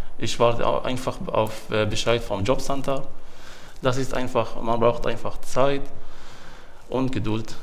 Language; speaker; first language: German; non-native, learner; Arabic